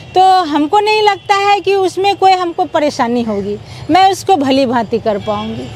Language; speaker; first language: Hindi; native; Hindi